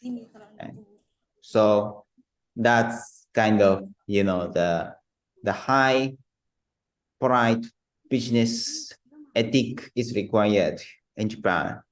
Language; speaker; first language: English; non-native, learner; Japanese